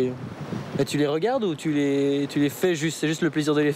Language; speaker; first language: French; native; French